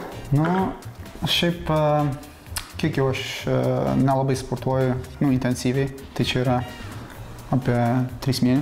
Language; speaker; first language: Lithuanian; non-native, fluent; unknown